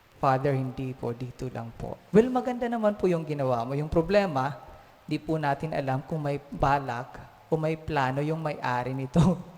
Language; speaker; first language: Filipino; native; Filipino